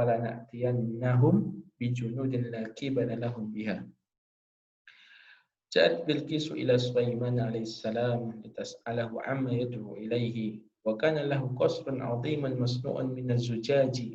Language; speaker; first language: Arabic; non-native, fluent; Indonesian